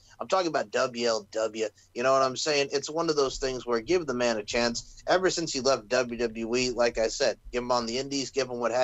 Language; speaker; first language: English; native; English